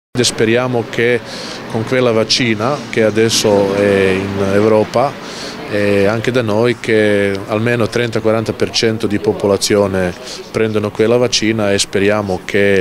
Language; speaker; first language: Italian; non-native, local second language; Croatian